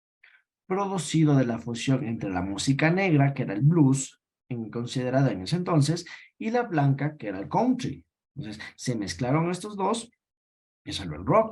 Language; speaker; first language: Spanish; native; Spanish